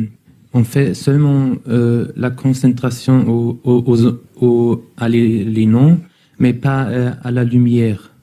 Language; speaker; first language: French; non-native, learner; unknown